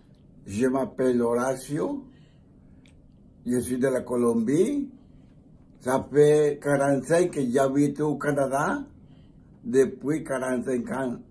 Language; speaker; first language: French; non-native, fluent; Spanish